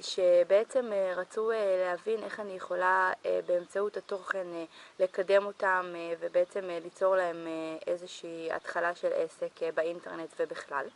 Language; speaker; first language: Hebrew; native; Hebrew